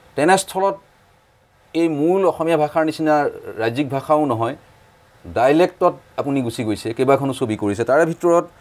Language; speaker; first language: Assamese; native; Assamese